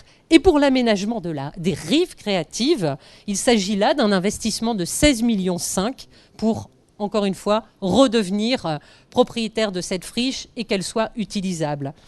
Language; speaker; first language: French; native; French